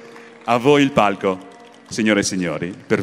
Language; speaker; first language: Italian; native; Italian